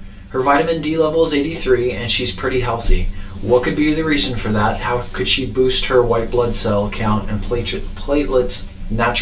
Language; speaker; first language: English; native; English